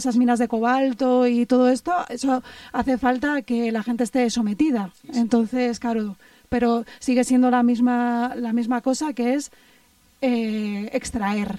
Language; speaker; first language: Spanish; native; Spanish